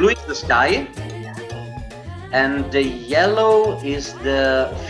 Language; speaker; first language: English; non-native, fluent; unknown